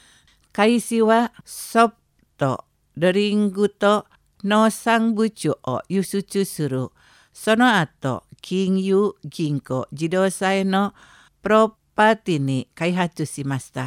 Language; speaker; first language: Japanese; non-native, fluent; Indonesian